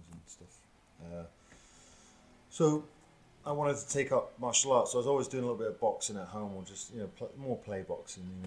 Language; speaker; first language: English; native; English